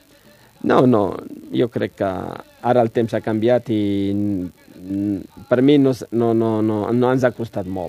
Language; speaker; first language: Catalan; non-native, fluent; Riffian